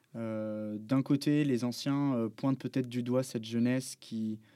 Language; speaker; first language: French; native; French